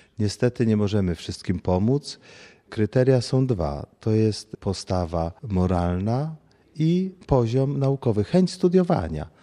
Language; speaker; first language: Polish; native; Polish